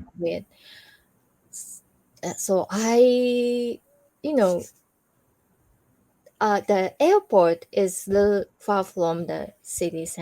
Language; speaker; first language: English; non-native, learner; Japanese